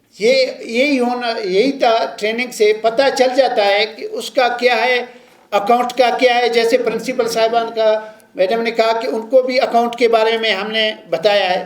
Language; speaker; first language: Urdu; non-native, local second language; Baluchi